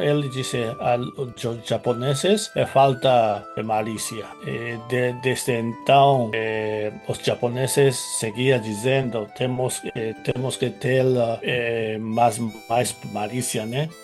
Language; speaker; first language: Portuguese; non-native, fluent; Japanese